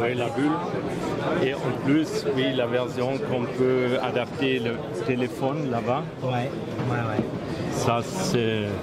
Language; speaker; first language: French; non-native, learner; German